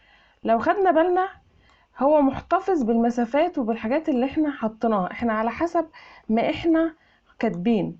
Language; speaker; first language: Arabic; native; Arabic